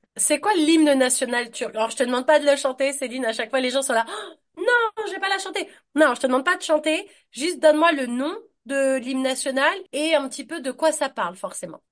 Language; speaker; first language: French; native; French